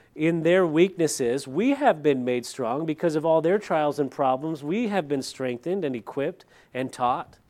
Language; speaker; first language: English; early bilingual, other home language; Dutch